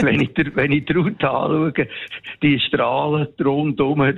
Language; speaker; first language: German; native; German